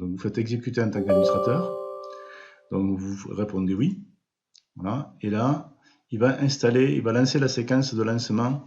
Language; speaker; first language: French; native; French